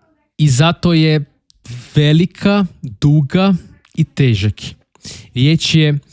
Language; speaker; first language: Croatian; non-native, learner; Portuguese